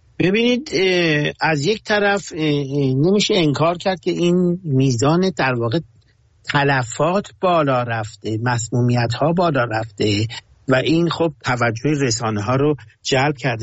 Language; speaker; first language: Persian; native; Persian